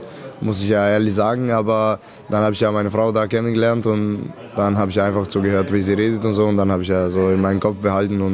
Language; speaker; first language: German; non-native, fluent; Serbian